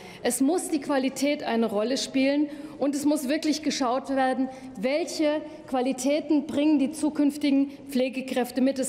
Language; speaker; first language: German; native; German